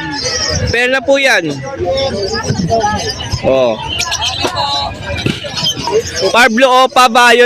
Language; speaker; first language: Filipino; native; Filipino